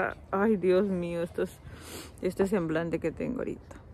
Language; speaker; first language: Spanish; native; Spanish